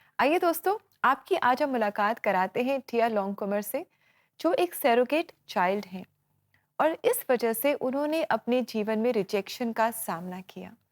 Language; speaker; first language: Hindi; native; Hindi